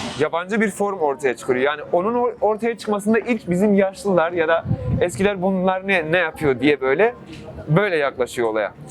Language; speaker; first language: Turkish; non-native, local second language; Kurdish